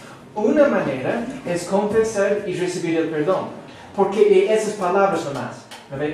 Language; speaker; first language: Spanish; non-native, fluent; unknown